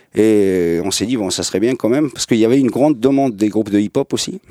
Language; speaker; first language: French; non-native, local second language; Arabic